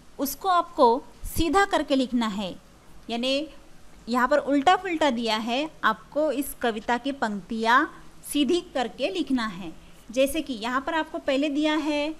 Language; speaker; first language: Hindi; non-native, local second language; Marathi